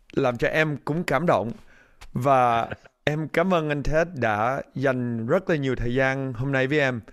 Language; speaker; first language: Vietnamese; early bilingual, heritage; Vietnamese